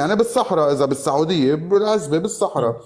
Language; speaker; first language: Arabic; native; Arabic